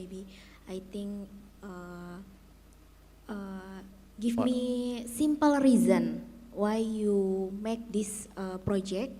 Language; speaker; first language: English; non-native, learner; Indonesian